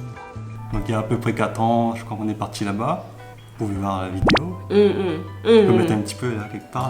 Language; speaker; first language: French; native; French